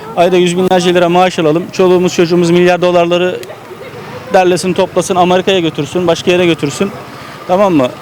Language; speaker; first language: Turkish; native; Turkish